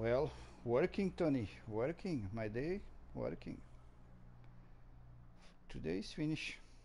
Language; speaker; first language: English; non-native, learner; Portuguese